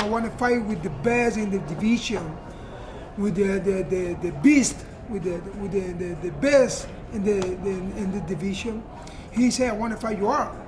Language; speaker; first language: English; non-native, learner; Spanish